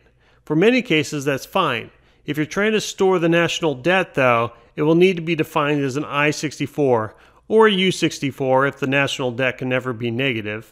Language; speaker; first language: English; native; English